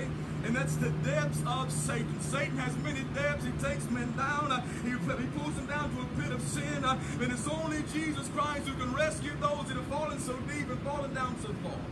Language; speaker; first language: English; native; English